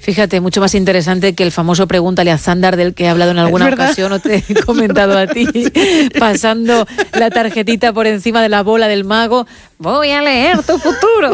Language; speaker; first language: Spanish; native; Spanish